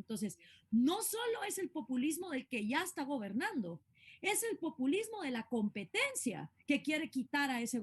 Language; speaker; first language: Spanish; native; Spanish